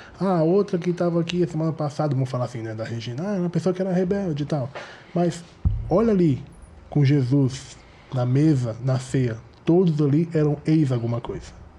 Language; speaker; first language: Portuguese; native; Portuguese